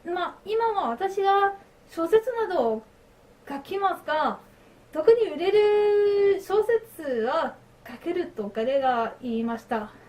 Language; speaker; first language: Japanese; non-native, learner; French